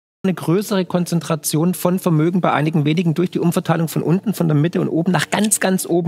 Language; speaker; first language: German; native; German